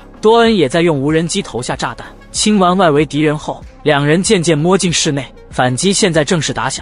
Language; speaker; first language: Chinese; native; Chinese